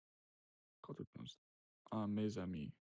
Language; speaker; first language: French; non-native, learner; Russian